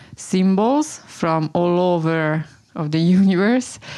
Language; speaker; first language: English; non-native, fluent; Italian